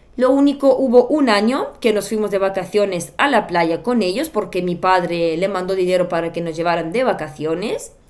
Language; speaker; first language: Spanish; non-native, fluent; Bulgarian